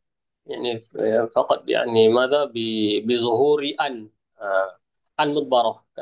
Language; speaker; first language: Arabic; non-native, fluent; Malay